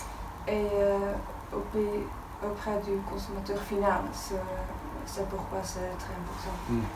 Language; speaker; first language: French; non-native, learner; Dutch